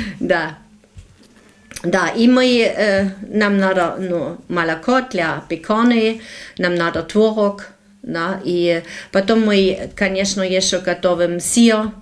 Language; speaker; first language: Russian; non-native, learner; German